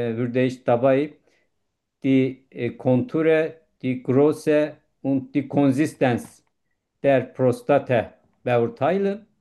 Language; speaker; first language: German; non-native, learner; Turkish